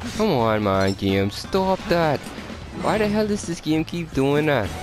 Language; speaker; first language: English; native; English